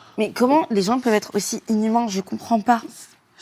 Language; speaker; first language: French; native; French